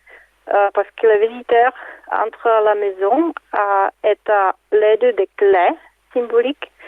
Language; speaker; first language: French; non-native, fluent; Czech